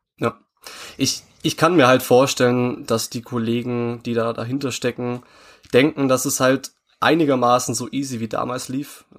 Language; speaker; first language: German; native; German